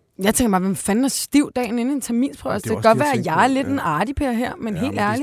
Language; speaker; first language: Danish; native; Danish